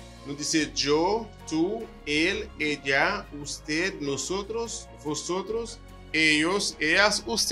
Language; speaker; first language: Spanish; non-native, fluent; Haitian Creole